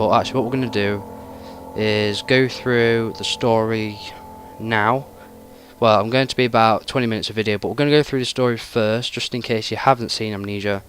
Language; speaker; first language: English; native; English